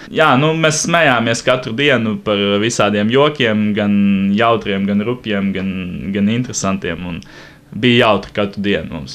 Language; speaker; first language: Latvian; non-native, local second language; Russian